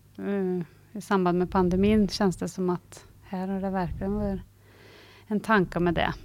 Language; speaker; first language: Swedish; native; Swedish